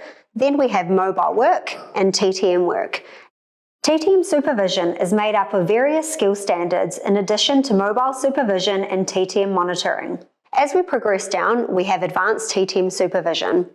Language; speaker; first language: English; native; English